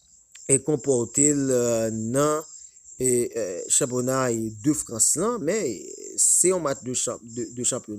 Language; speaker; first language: French; non-native, local second language; Haitian Creole